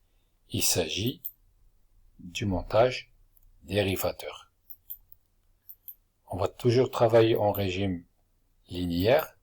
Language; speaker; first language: French; non-native, local second language; Arabic